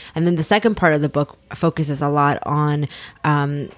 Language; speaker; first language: English; early bilingual, other home language; Spanish